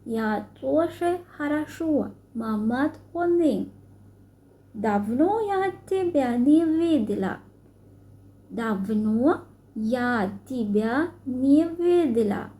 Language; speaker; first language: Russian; non-native, fluent; Sinhala